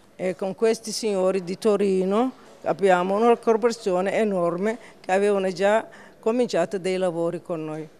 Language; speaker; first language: Italian; non-native, fluent; Somali